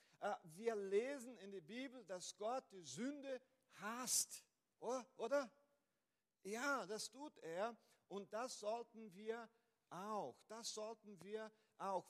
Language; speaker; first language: German; non-native, fluent; Portuguese